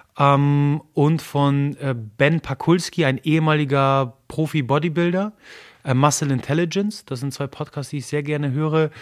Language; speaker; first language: German; early bilingual, other home language; Polish